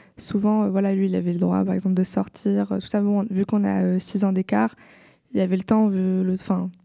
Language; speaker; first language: French; native; French